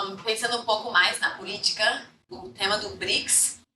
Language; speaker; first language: Portuguese; non-native, fluent; English